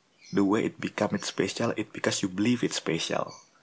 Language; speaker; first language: English; non-native, learner; Indonesian